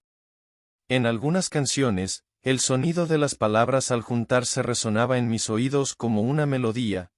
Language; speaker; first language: Spanish; non-native, fluent; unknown